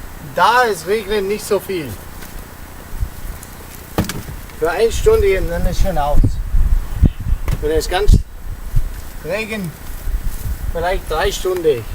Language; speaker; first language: German; non-native, learner; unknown